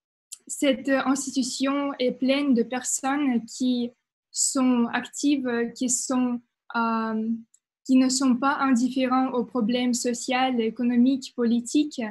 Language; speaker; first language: French; non-native, fluent; Russian